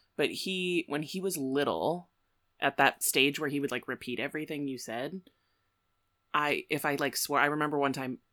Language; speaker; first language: English; native; English